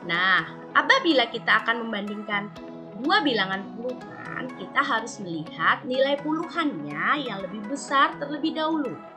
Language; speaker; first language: Indonesian; native; Indonesian